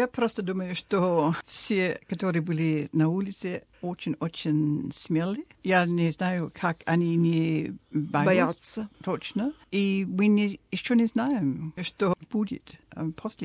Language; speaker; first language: Russian; non-native, fluent; English